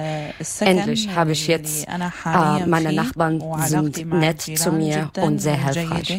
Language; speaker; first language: German; non-native, learner; Arabic